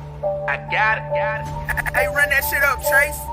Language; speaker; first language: English; native; English